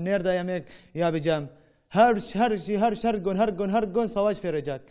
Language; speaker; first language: Turkish; non-native, learner; Arabic